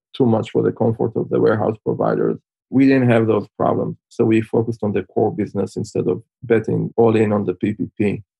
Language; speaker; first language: English; non-native, fluent; Hebrew